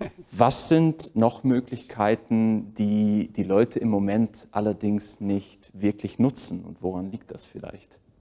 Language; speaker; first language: German; native; German